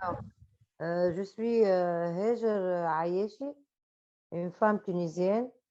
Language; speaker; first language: French; non-native, local second language; Arabic